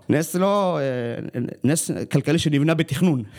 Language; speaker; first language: Hebrew; early bilingual, other home language; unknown